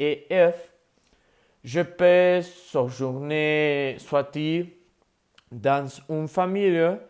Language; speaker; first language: French; non-native, learner; Spanish